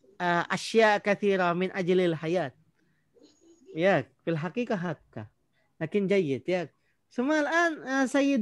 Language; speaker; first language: Arabic; non-native, fluent; Indonesian